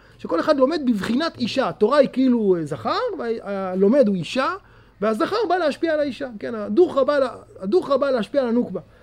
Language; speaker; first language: Hebrew; native; Hebrew